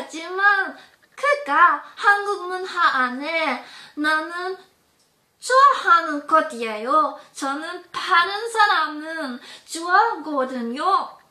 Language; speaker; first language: Korean; non-native, learner; German